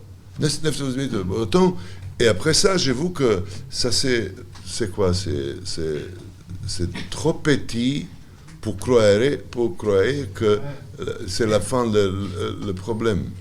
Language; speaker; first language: French; non-native, learner; Serbian